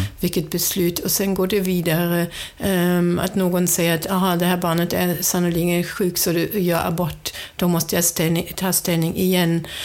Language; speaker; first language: Swedish; non-native, fluent; German